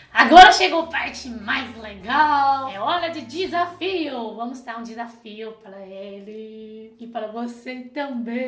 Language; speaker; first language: Portuguese; non-native, fluent; Chinese